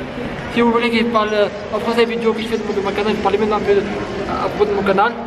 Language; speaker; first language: French; non-native, local second language; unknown